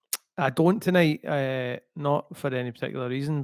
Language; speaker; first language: English; native; English